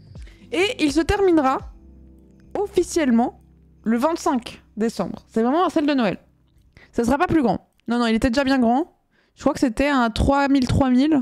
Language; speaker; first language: French; native; French